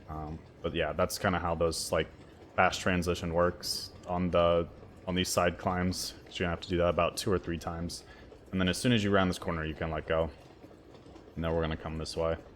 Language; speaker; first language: English; native; English